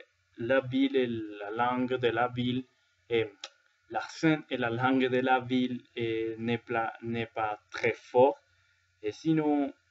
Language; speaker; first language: French; non-native, learner; Spanish